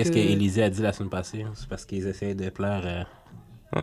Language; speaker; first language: French; native; French